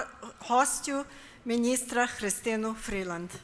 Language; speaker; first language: Ukrainian; early bilingual, heritage; Ukrainian